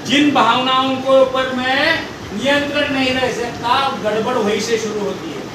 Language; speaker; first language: Hindi; non-native, local second language; Marathi